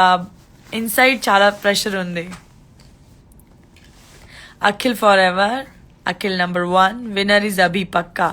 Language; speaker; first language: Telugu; non-native, learner; Gujarati